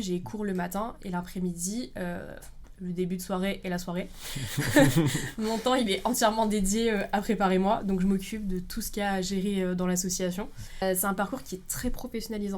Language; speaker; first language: French; native; French